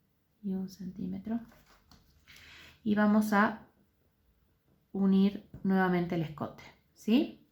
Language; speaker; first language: Spanish; native; Spanish